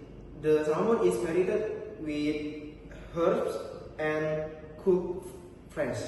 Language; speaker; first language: English; non-native, learner; Indonesian